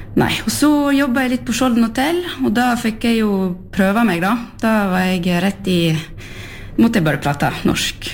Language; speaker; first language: Norwegian; early bilingual, heritage; French